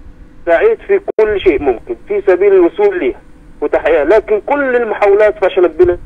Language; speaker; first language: Arabic; native; Arabic